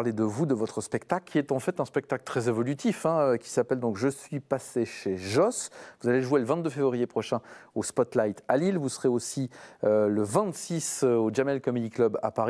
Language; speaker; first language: French; native; French